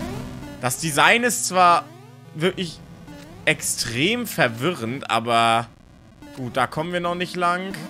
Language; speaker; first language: German; native; German